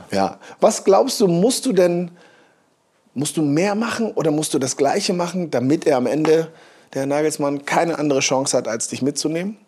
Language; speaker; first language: German; native; German